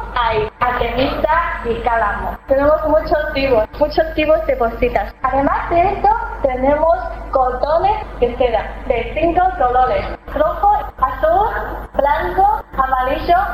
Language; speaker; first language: Spanish; non-native, fluent; Chinese